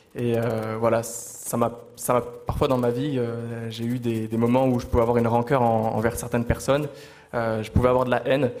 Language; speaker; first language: French; native; French